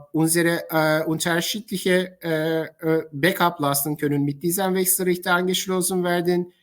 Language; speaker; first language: German; non-native, fluent; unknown